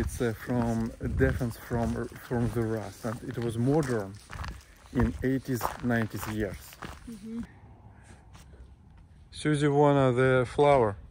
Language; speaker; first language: English; non-native, learner; Russian